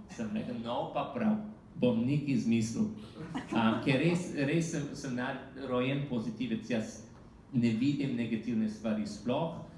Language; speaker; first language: Slovenian; non-native, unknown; English